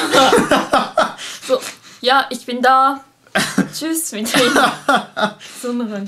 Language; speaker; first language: German; non-native, learner; Japanese